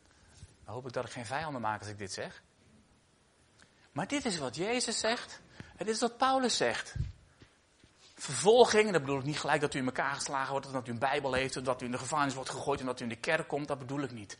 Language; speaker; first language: Dutch; native; Dutch